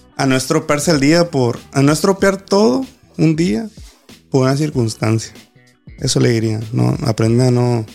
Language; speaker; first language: Spanish; native; Spanish